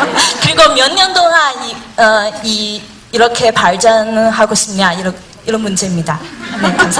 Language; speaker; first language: Korean; non-native, learner; Chinese